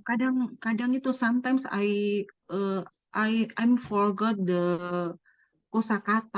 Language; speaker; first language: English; non-native, learner; Indonesian